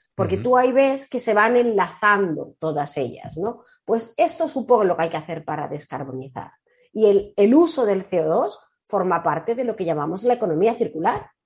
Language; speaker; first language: Spanish; native; Spanish